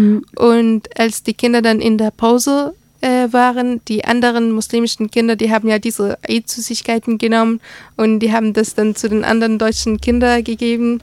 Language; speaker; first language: German; early bilingual, other home language; Arabic